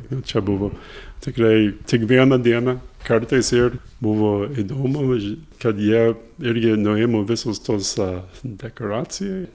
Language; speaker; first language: Lithuanian; early bilingual, heritage; English